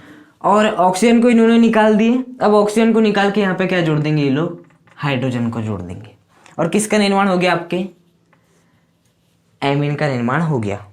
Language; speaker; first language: Hindi; native; Hindi